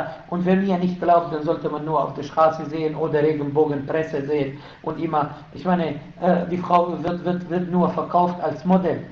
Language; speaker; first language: German; non-native, fluent; Arabic